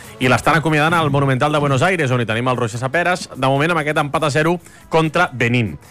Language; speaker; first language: Catalan; native; Catalan